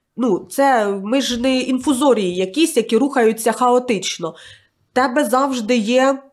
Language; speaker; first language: Ukrainian; native; Ukrainian